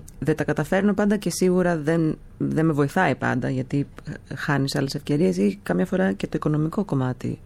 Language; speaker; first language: Greek; native; Greek